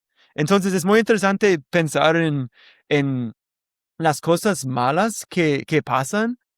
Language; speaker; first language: Spanish; non-native, learner; English